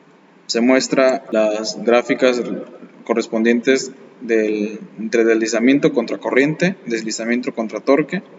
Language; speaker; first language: Spanish; native; Spanish